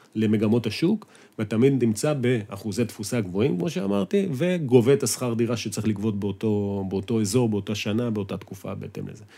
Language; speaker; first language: Hebrew; native; Hebrew